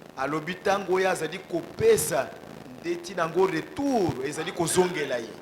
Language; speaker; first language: Lingala; native; Lingala